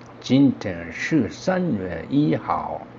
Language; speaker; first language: Chinese; non-native, fluent; Korean